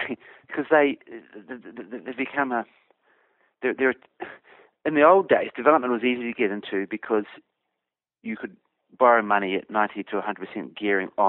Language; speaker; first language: English; native; English